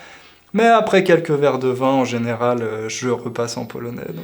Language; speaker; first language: French; native; French